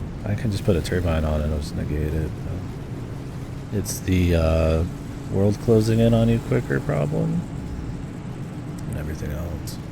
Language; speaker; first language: English; native; English